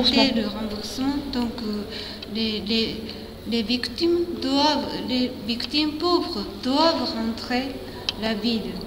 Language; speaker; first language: French; non-native, fluent; Japanese